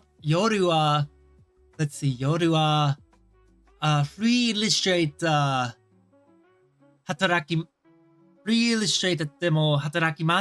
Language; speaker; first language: Japanese; non-native, learner; English